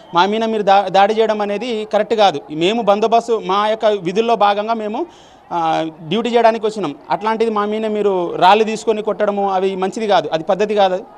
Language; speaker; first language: Telugu; non-native, local second language; Lambadi